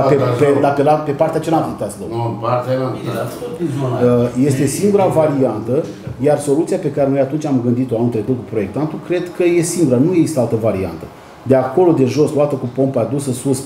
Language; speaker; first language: Romanian; native; Romanian